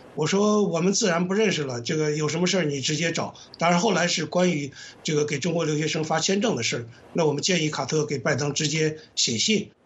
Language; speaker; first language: Chinese; native; Chinese